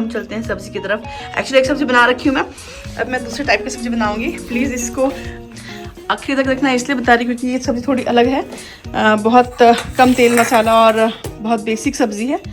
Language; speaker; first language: Hindi; native; Hindi